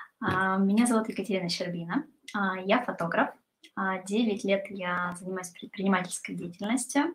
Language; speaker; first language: Russian; native; Russian